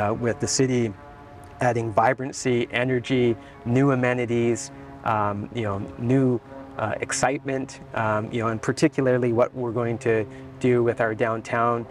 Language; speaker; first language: English; native; English